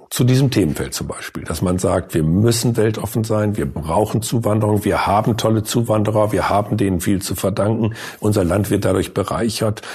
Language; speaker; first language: German; native; German